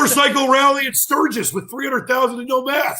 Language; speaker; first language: English; native; English